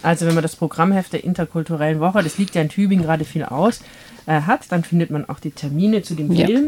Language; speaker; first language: German; native; German